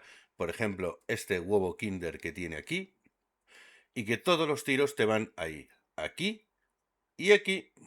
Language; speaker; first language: Spanish; native; Spanish